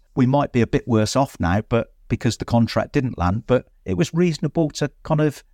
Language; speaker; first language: English; native; English